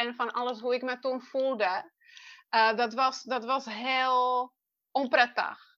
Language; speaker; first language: Dutch; non-native, fluent; Czech